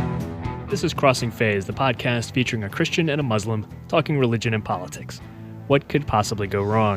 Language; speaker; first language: English; native; English